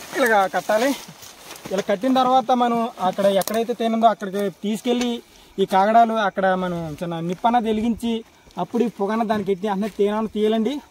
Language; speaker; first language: Telugu; non-native, local second language; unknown